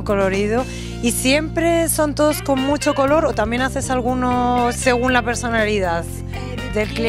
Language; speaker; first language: Spanish; native; Spanish